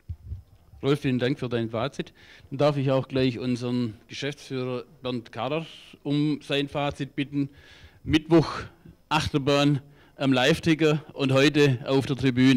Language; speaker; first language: German; native; German